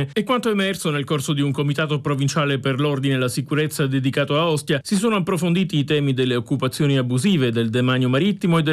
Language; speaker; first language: Italian; native; Italian